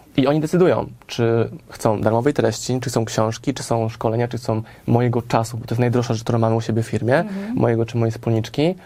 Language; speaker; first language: Polish; native; Polish